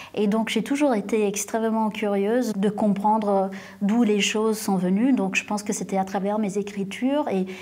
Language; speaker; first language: French; non-native, fluent; English